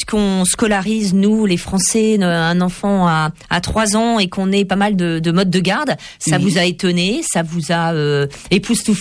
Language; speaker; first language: French; native; French